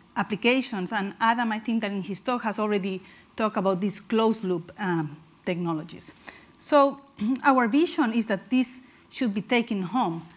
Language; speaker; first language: English; non-native, fluent; Spanish